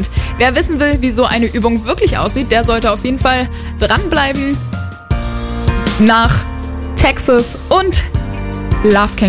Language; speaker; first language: German; native; German